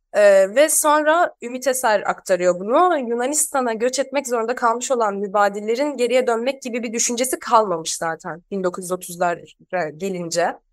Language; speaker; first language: Turkish; native; Turkish